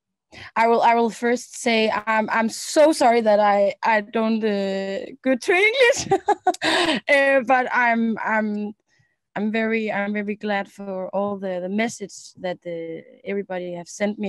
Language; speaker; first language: English; non-native, learner; Danish